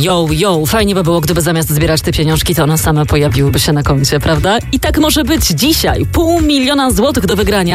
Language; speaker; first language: Polish; native; Polish